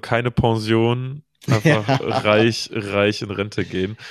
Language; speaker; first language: German; native; German